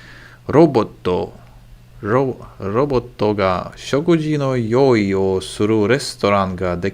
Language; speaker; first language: Japanese; non-native, learner; English